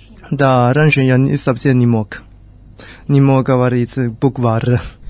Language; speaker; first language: Russian; non-native, learner; Chinese